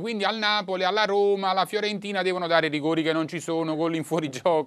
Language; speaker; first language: Italian; native; Italian